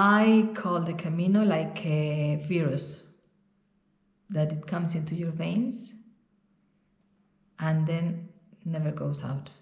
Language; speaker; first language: English; non-native, fluent; Spanish